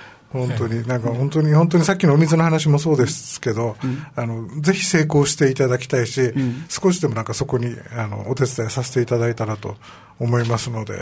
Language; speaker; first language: Japanese; native; Japanese